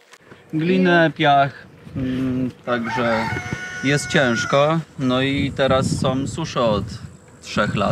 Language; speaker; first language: Polish; native; Polish